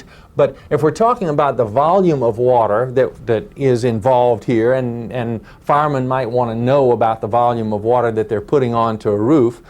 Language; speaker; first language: English; native; English